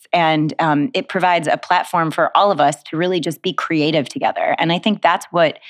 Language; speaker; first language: English; native; English